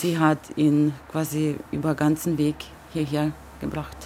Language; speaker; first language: German; non-native, fluent; Ukrainian